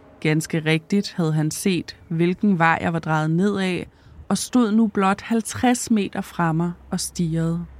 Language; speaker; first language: Danish; native; Danish